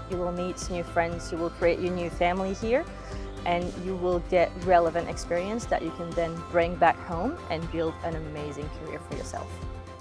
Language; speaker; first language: English; non-native, fluent; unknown